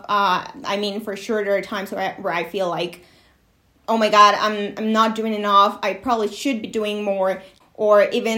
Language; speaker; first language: English; non-native, fluent; Spanish